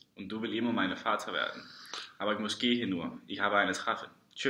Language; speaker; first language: German; non-native, learner; Danish